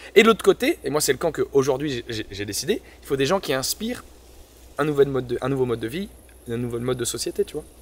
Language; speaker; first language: French; native; French